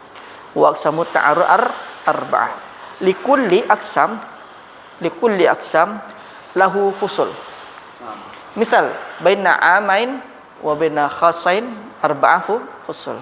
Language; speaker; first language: Arabic; non-native, learner; Malay